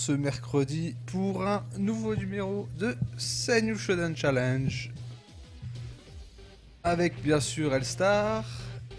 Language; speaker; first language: French; native; French